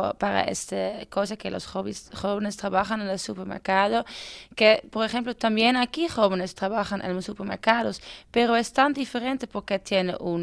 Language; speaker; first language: Spanish; non-native, fluent; Dutch